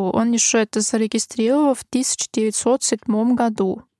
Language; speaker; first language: Russian; non-native, fluent; German